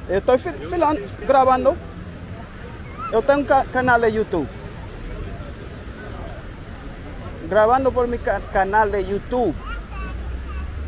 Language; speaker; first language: Portuguese; non-native, learner; English